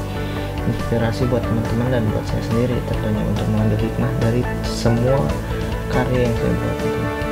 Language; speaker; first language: Indonesian; native; Indonesian